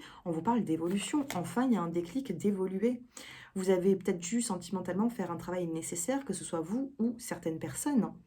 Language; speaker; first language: French; native; French